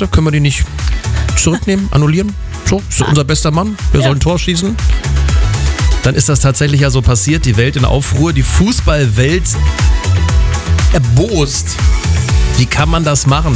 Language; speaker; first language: German; native; German